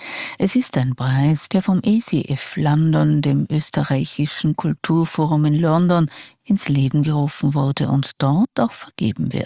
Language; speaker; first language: German; native; German